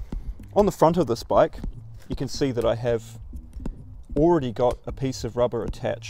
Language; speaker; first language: English; native; English